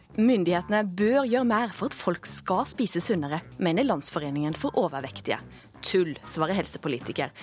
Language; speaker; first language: Norwegian; native; Norwegian